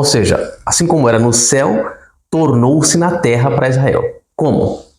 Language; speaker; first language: Portuguese; native; Portuguese